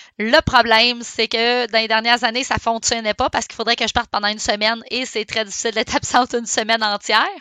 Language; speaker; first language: French; native; French